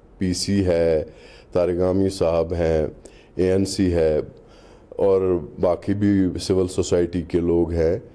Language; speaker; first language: Hindi; non-native, local second language; Kashmiri